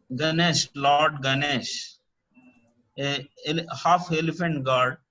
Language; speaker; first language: English; non-native, local second language; Telugu